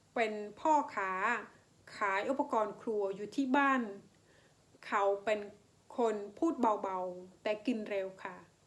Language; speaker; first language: Thai; non-native, learner; Khmer